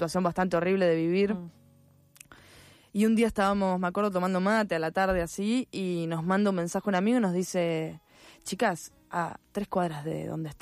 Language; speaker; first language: Spanish; native; Spanish